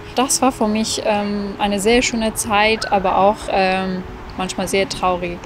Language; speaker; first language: German; non-native, fluent; Persian